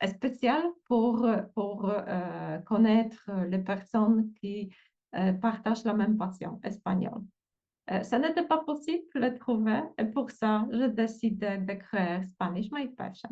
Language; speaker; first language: French; non-native, fluent; Polish